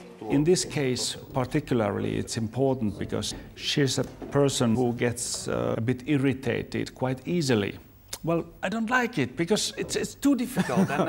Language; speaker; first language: English; non-native, fluent; Finnish